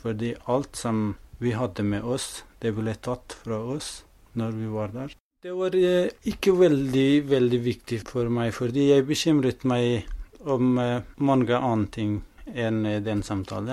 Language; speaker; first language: Norwegian; non-native, fluent; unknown